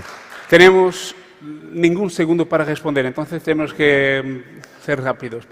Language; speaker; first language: Spanish; non-native, fluent; Portuguese